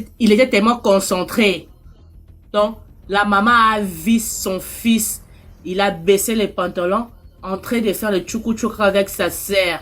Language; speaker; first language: French; non-native, local second language; Lingala